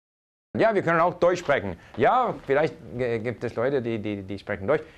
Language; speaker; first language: German; non-native, fluent; English